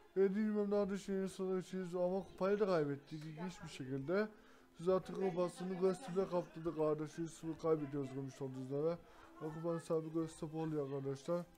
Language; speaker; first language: Turkish; native; Turkish